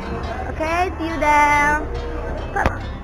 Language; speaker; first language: English; non-native, learner; Indonesian